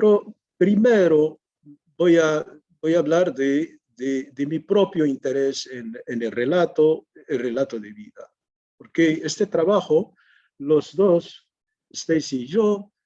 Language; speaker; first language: Spanish; non-native, fluent; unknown